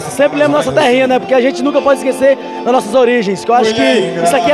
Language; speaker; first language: Portuguese; native; Portuguese